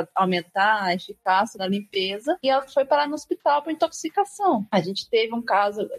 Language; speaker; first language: Portuguese; native; Portuguese